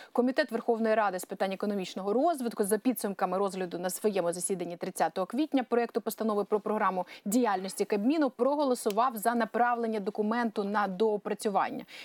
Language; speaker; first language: Ukrainian; native; Ukrainian